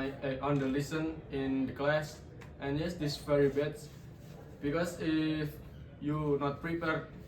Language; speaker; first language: English; non-native, learner; Indonesian